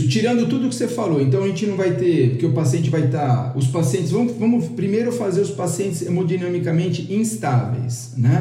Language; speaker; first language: Portuguese; native; Portuguese